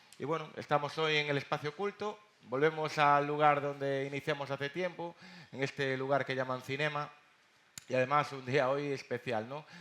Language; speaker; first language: Spanish; native; Spanish